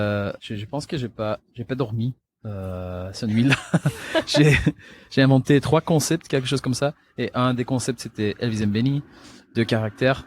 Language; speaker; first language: French; non-native, local second language; Dutch